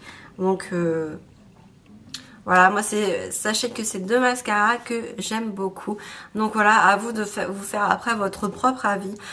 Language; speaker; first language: French; native; French